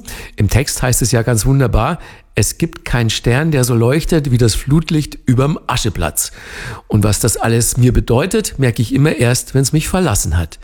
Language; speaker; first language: German; native; German